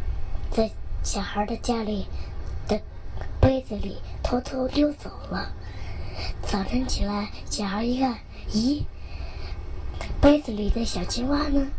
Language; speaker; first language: Chinese; native; Chinese